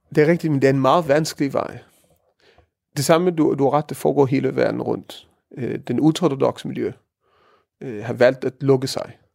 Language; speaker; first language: Danish; early bilingual, heritage; Danish